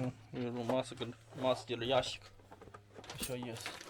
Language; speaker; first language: Russian; non-native, learner; Chinese